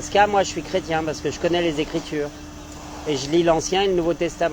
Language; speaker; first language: French; native; French